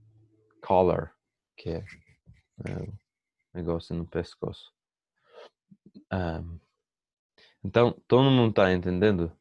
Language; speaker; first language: Portuguese; non-native, fluent; English